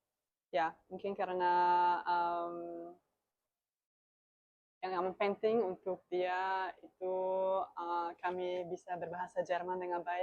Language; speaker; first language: Indonesian; non-native, learner; German